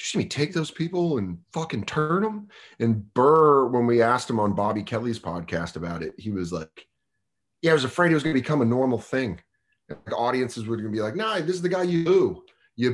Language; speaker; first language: English; native; English